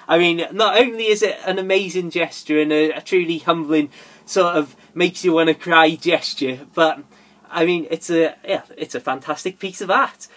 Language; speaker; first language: English; native; English